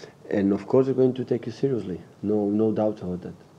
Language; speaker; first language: English; non-native, fluent; Catalan